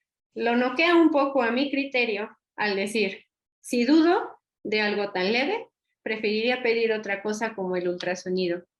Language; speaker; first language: Spanish; native; Spanish